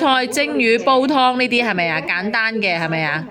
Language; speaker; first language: Cantonese; native; Cantonese